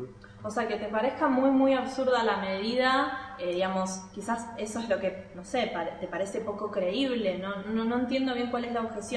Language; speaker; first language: Spanish; native; Spanish